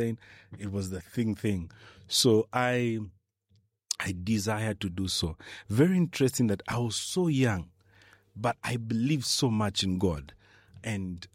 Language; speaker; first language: English; non-native, local second language; Bemba